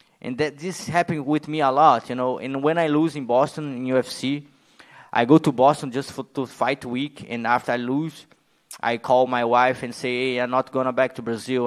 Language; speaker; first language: English; non-native, learner; Portuguese